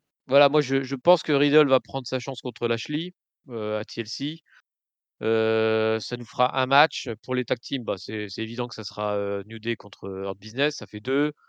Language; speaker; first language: French; native; French